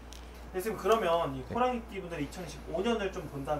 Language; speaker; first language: Korean; native; Korean